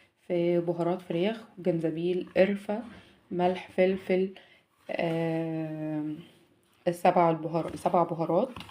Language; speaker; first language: Arabic; native; Arabic